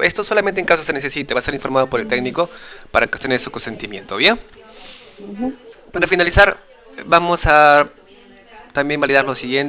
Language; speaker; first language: Spanish; native; Spanish